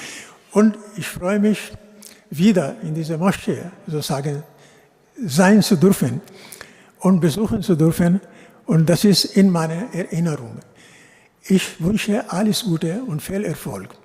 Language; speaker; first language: German; non-native, fluent; Urdu